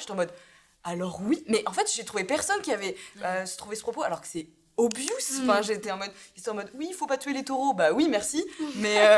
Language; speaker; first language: French; native; French